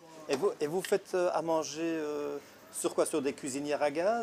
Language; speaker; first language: French; native; French